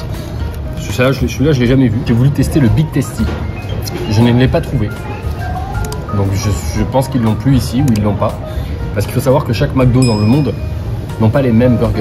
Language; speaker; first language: French; native; French